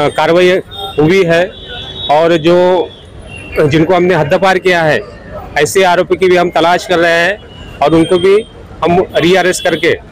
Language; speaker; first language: Hindi; non-native, local second language; Marathi